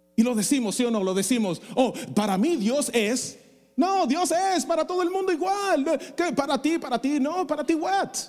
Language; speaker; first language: Spanish; non-native, fluent; English